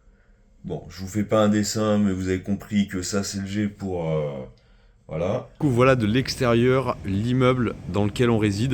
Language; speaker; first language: French; native; French